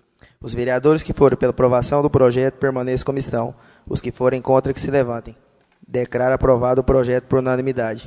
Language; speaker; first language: Portuguese; native; Portuguese